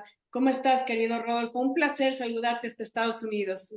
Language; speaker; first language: Spanish; native; Spanish